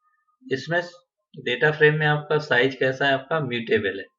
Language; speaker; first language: Hindi; native; Hindi